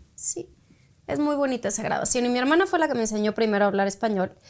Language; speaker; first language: Spanish; early bilingual, other home language; Polish